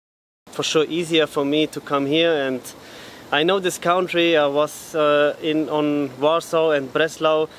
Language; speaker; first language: English; non-native, learner; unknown